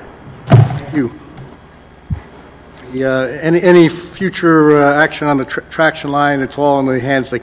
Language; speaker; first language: English; native; English